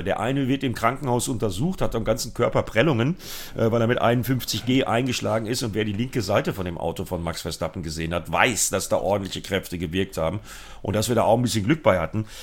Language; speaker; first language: German; native; German